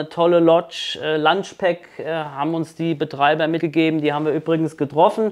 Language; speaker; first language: German; native; German